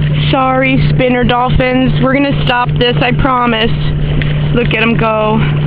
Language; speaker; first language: English; native; English